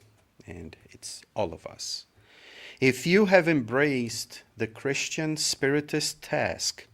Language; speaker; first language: English; non-native, fluent; Portuguese